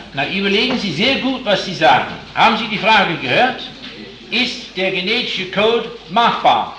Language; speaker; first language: German; non-native, fluent; English